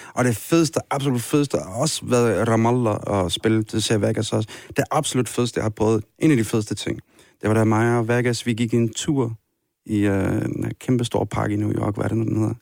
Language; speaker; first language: Danish; early bilingual, other home language; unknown